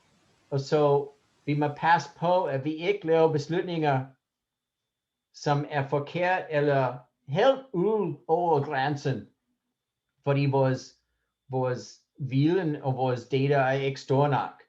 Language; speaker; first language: Danish; non-native, fluent; English